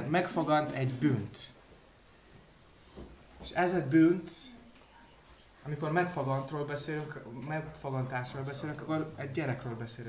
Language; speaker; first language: Hungarian; non-native, learner; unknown